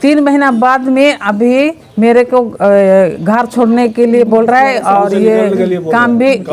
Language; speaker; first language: Hindi; non-native, local second language; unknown